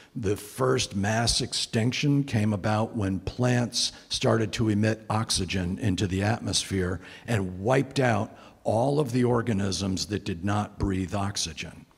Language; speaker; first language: English; native; English